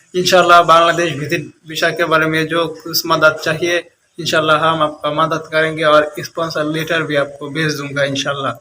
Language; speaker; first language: Hindi; non-native, learner; Bangla